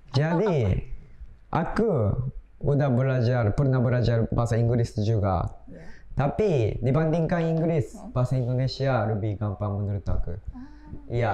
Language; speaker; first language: Indonesian; non-native, learner; Japanese